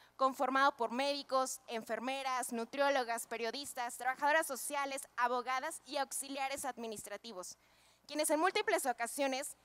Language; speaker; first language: Spanish; native; Spanish